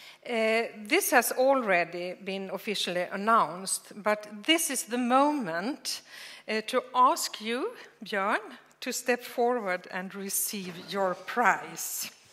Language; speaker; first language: English; non-native, fluent; Swedish